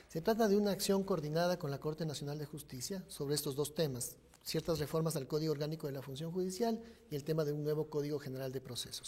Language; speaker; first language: Spanish; native; Spanish